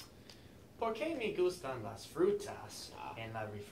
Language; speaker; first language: Spanish; non-native, learner; English